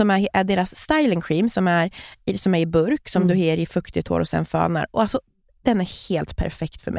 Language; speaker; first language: Swedish; native; Swedish